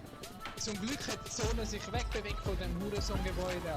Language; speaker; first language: German; native; German